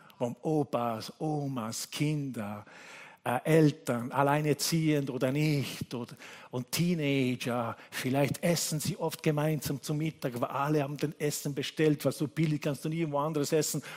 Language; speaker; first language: German; non-native, fluent; Italian